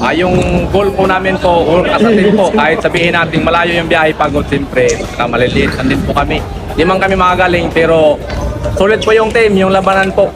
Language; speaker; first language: Filipino; non-native, local second language; Cebuano